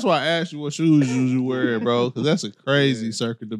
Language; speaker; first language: English; native; English